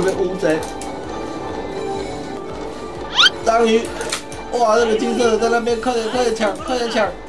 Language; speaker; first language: Chinese; native; Chinese